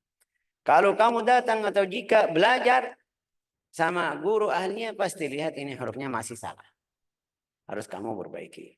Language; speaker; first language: Indonesian; non-native, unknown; Arabic